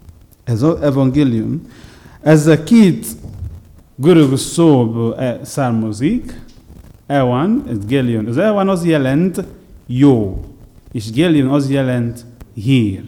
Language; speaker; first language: Hungarian; non-native, learner; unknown